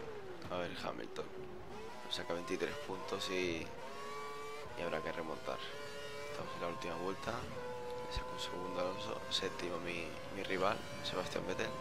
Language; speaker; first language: Spanish; native; Spanish